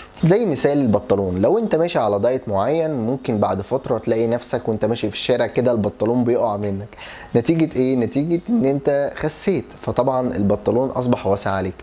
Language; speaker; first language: Arabic; native; Arabic